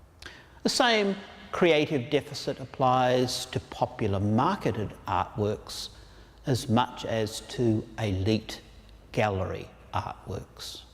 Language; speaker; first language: English; native; English